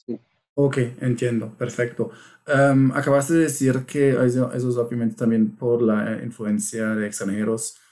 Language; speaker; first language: Spanish; non-native, fluent; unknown